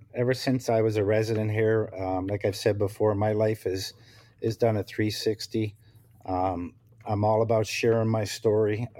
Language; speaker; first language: English; native; English